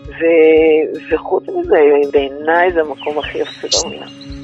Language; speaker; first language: Hebrew; native; Hebrew